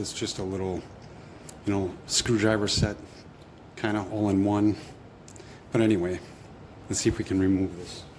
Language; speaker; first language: English; native; English